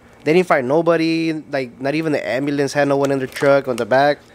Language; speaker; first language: English; early bilingual, other home language; Spanish